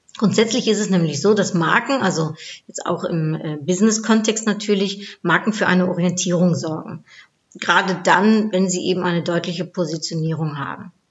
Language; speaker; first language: German; non-native, fluent; Dutch